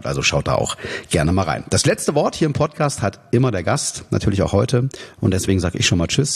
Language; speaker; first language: German; native; German